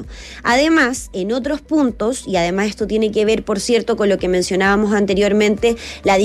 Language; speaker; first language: Spanish; native; Spanish